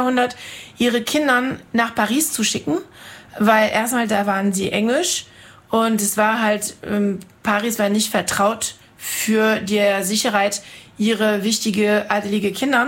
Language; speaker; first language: German; non-native, fluent; French